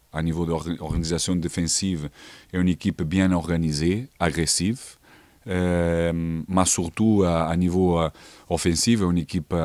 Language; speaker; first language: French; non-native, fluent; Portuguese